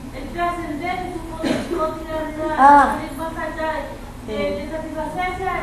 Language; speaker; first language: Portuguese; non-native, learner; Spanish